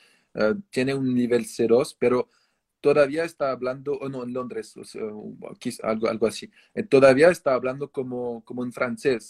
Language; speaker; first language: Spanish; non-native, fluent; French